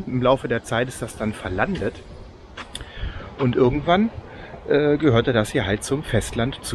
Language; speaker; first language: German; native; German